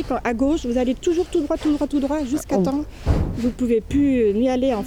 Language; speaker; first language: French; native; French